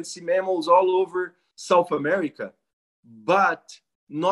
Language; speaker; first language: English; non-native, fluent; Portuguese